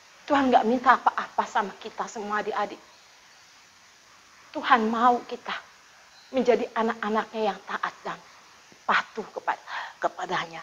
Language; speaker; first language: Indonesian; native; Indonesian